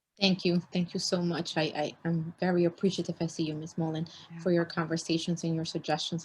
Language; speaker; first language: English; early bilingual, other home language; Spanish